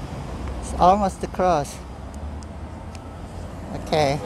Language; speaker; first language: English; non-native, fluent; Korean